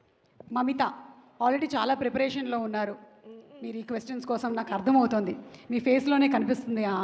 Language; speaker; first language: Telugu; native; Telugu